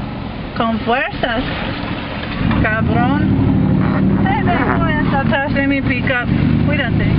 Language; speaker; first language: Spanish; non-native, learner; English